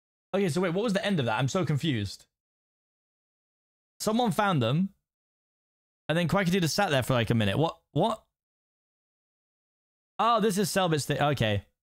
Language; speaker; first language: English; native; English